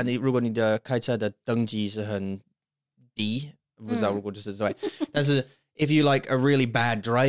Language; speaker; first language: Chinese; non-native, learner; English